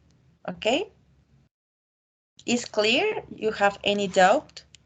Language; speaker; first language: English; non-native, learner; Spanish